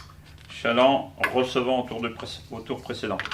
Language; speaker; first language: French; native; French